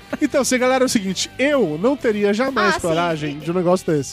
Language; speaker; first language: Portuguese; native; Portuguese